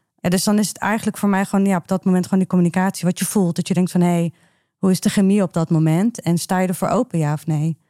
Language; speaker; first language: Dutch; early bilingual, other home language; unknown